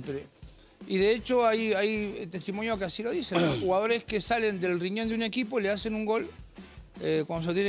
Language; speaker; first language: Spanish; native; Spanish